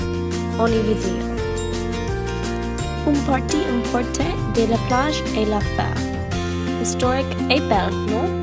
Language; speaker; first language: French; non-native, learner; English